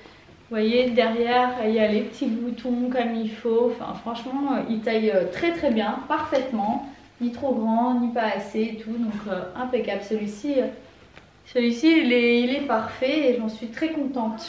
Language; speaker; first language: French; native; French